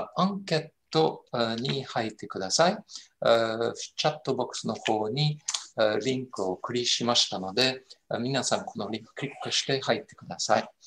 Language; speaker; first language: Japanese; non-native, fluent; French